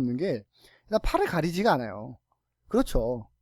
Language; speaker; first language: Korean; native; Korean